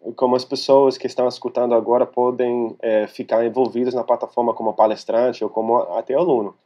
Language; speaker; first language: Portuguese; non-native, fluent; English